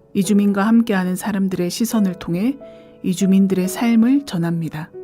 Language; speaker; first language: Korean; native; Korean